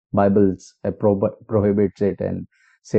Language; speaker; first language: English; non-native, local second language; Hindi